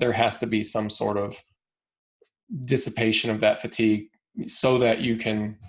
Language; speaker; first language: English; native; English